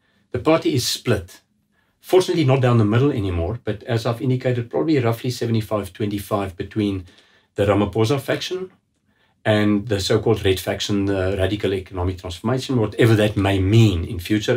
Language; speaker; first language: English; non-native, local second language; Afrikaans